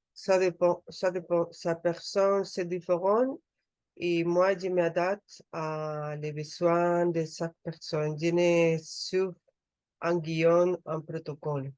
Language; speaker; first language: French; non-native, learner; Spanish